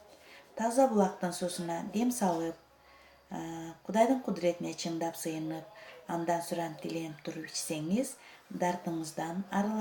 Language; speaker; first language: Kyrgyz; native; Kyrgyz